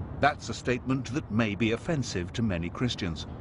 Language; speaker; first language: English; native; English